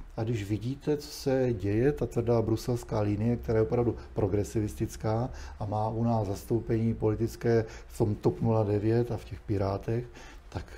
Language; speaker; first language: Czech; native; Czech